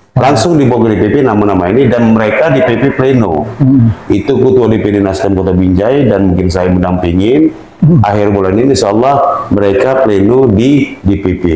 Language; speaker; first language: Indonesian; native; Indonesian